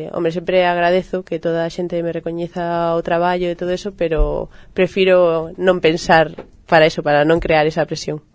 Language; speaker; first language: Galician; native; Galician